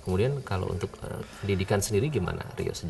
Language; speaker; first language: Indonesian; native; Indonesian